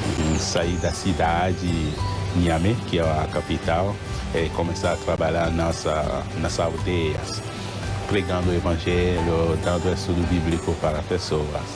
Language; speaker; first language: Portuguese; non-native, fluent; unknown